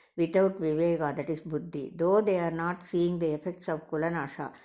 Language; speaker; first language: English; non-native, local second language; Tamil